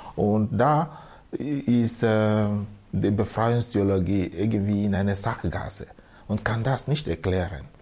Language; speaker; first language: German; non-native, fluent; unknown